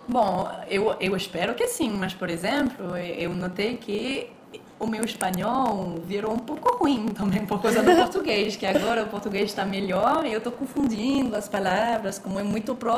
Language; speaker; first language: Portuguese; non-native, fluent; French